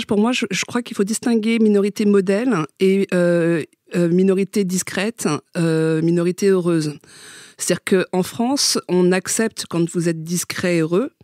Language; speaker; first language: French; early bilingual, other home language; Vietnamese